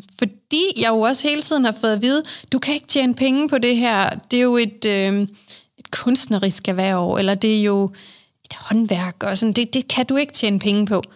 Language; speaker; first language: Danish; native; Danish